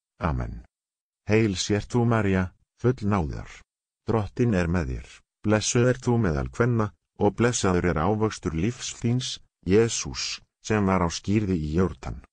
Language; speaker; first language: Icelandic; non-native, learner; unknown